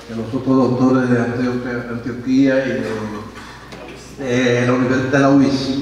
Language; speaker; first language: Spanish; native; Spanish